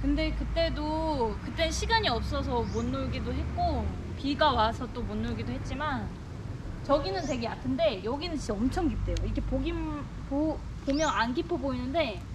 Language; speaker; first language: Korean; native; Korean